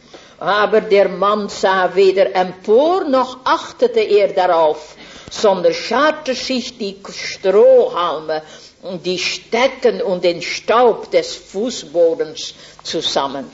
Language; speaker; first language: German; non-native, fluent; Dutch